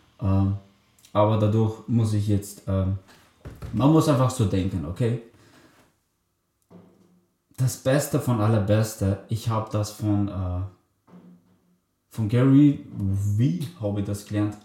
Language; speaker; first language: German; early bilingual, other home language; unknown